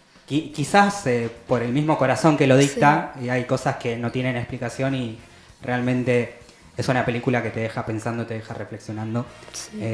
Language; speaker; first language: Spanish; native; Spanish